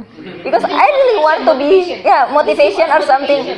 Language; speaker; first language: English; non-native, learner; Indonesian